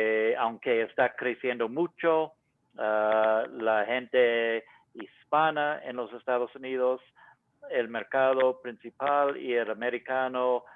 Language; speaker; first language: Spanish; non-native, fluent; English